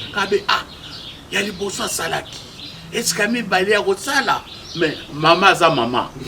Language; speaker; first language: Lingala; non-native, local second language; Kituba (Democratic Republic of Congo)